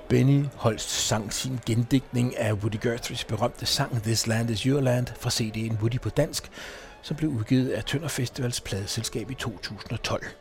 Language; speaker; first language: Danish; native; Danish